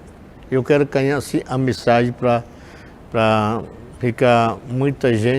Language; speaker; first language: Portuguese; non-native, local second language; Yanomámi